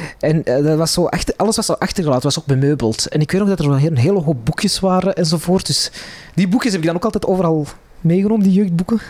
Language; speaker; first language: Dutch; non-native, local second language; Arabic